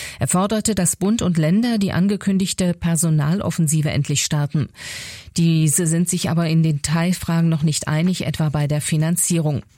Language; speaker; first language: German; native; German